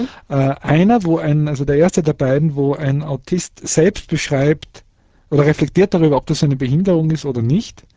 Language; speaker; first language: German; early bilingual, other home language; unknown